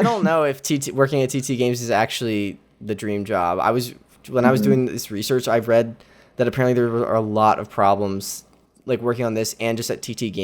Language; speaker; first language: English; native; English